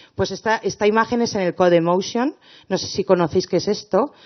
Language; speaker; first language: Spanish; native; Spanish